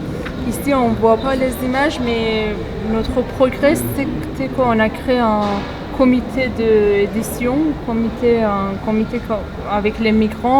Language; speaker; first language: French; non-native, fluent; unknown